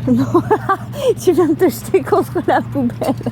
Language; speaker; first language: French; native; French